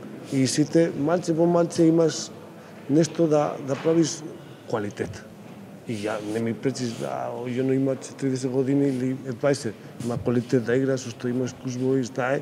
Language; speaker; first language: Macedonian; non-native, learner; Spanish